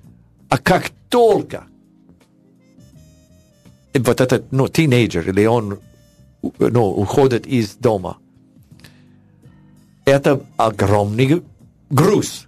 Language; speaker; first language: Russian; non-native, learner; English